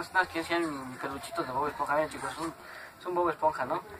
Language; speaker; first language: Spanish; native; Spanish